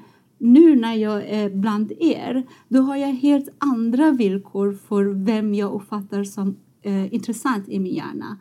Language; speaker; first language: Swedish; non-native, fluent; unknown